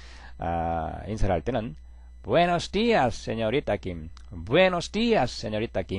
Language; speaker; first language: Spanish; non-native, fluent; Korean